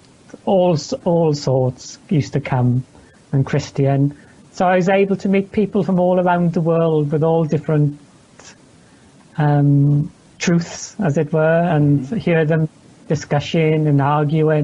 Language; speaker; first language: English; native; English